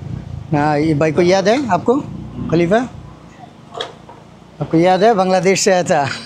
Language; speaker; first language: Hindi; non-native, learner; Bangla